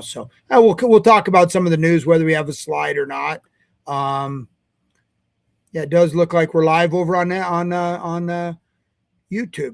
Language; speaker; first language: English; native; English